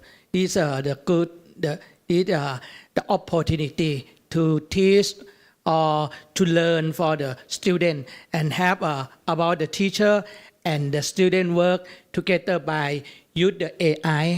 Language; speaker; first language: English; non-native, learner; Thai